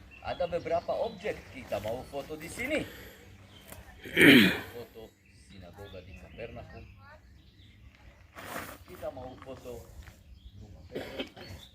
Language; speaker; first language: Indonesian; non-native, fluent; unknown